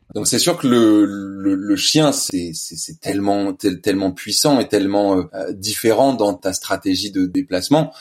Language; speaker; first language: French; native; French